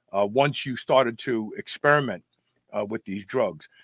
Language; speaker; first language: English; native; English